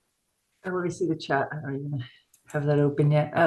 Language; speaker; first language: English; native; English